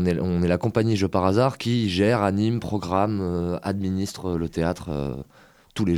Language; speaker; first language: French; native; French